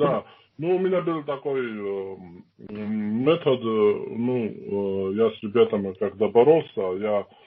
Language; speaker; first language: Russian; non-native, fluent; Georgian